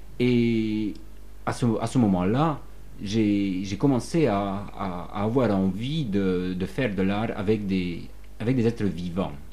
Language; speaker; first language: French; non-native, fluent; Polish